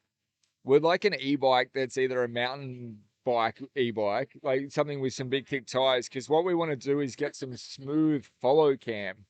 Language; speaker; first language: English; native; English